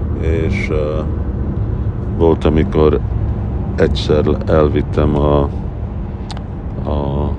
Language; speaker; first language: Hungarian; early bilingual, heritage; Hungarian